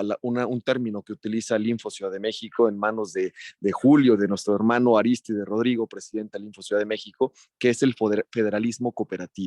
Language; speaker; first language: Spanish; native; Spanish